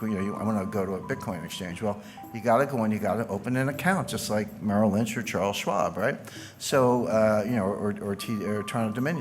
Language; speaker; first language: English; native; English